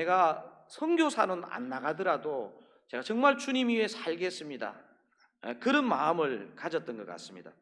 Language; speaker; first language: Korean; native; Korean